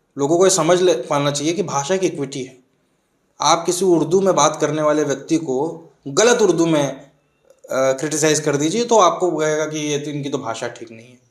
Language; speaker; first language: Hindi; non-native, local second language; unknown